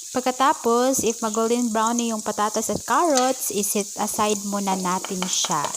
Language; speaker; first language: Filipino; non-native, local second language; Cebuano